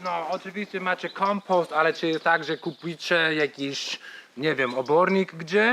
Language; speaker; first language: Polish; non-native, learner; English